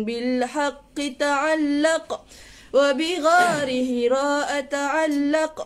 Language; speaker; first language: Arabic; non-native, learner; Malay